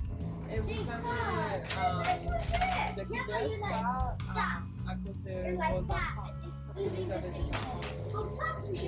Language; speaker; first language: French; non-native, learner; English